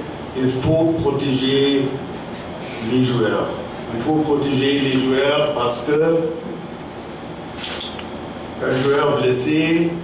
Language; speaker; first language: French; non-native, fluent; German